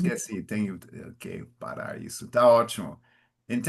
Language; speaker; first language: Portuguese; non-native, fluent; English